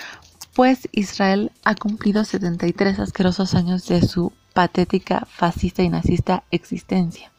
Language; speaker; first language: Spanish; native; Spanish